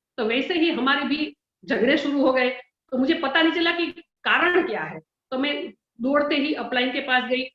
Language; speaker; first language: Hindi; non-native, local second language; Gujarati